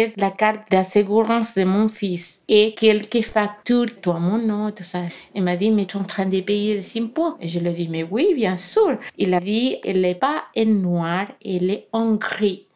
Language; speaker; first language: French; non-native, learner; Spanish